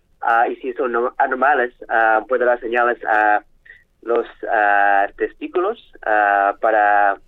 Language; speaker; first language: Spanish; non-native, learner; English